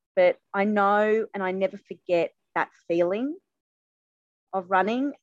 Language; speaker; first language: English; native; English